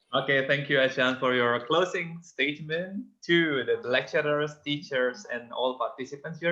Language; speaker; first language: English; non-native, fluent; Indonesian